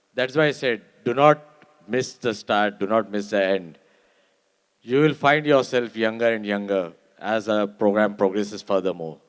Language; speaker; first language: English; non-native, local second language; Marathi